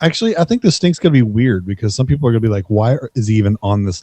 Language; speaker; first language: English; native; English